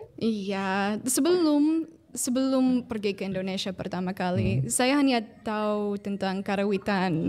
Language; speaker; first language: Indonesian; non-native, fluent; English